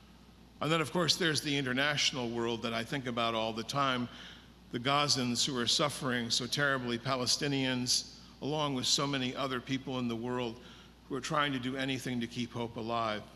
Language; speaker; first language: English; native; English